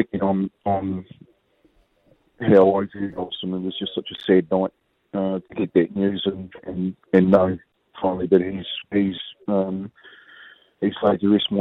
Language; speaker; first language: English; native; English